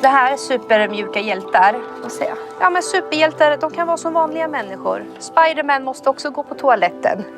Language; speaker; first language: Swedish; native; Swedish